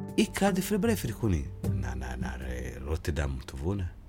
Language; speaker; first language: Dutch; non-native, learner; Rundi